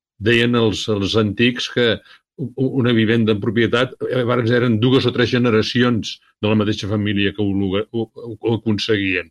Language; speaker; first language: Catalan; native; Catalan